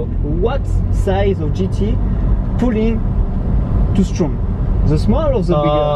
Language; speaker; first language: English; non-native, learner; French